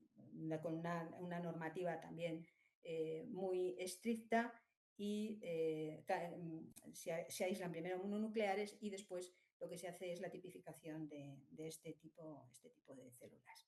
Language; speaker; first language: Spanish; native; Spanish